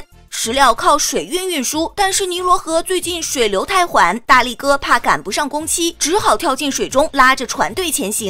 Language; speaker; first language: Chinese; native; Chinese